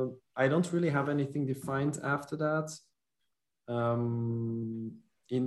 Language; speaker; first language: English; non-native, fluent; Dutch